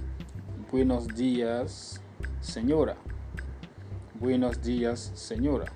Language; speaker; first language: Spanish; non-native, learner; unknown